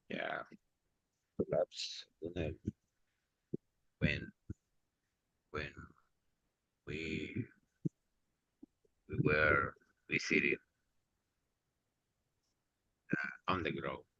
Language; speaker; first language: English; non-native, learner; Spanish